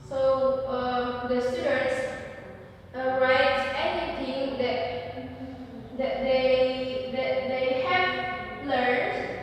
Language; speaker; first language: English; non-native, learner; Indonesian